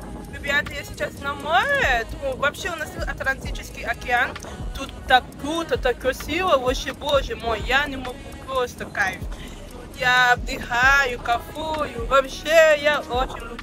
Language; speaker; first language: Russian; non-native, fluent; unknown